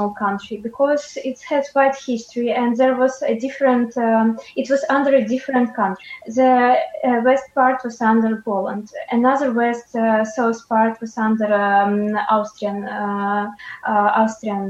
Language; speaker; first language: English; non-native, fluent; Ukrainian